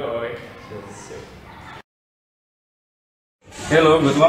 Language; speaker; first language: English; non-native, learner; Indonesian